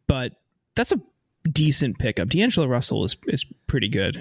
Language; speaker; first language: English; native; English